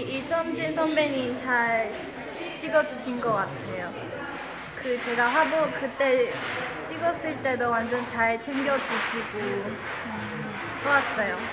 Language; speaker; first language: Korean; non-native, fluent; Chinese